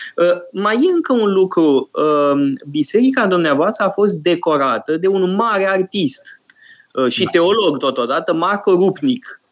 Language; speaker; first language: Romanian; native; Romanian